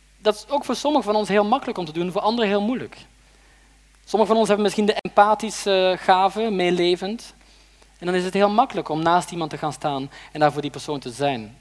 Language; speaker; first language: Dutch; native; Dutch